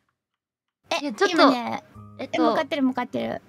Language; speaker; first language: Japanese; native; Japanese